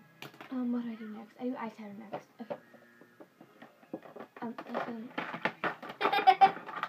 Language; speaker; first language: English; native; English